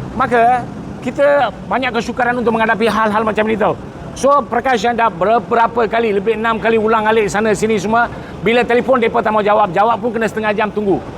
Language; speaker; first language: Malay; non-native, local second language; Tamil